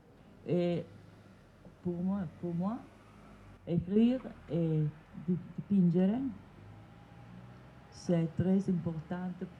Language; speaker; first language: French; non-native, learner; Italian